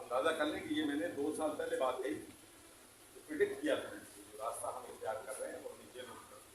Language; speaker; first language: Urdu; non-native, local second language; Punjabi